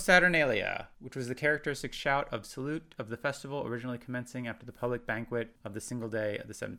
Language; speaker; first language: English; native; English